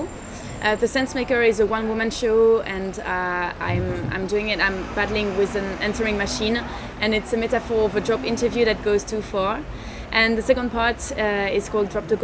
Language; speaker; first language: English; non-native, fluent; French